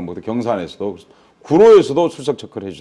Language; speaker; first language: Korean; native; Korean